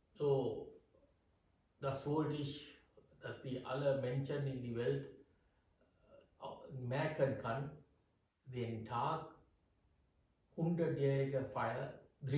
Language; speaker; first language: German; non-native, learner; Sinhala